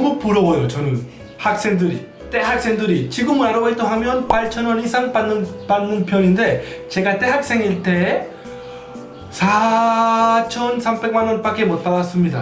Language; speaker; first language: Korean; non-native, fluent; Spanish